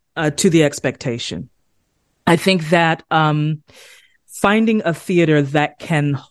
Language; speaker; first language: English; native; English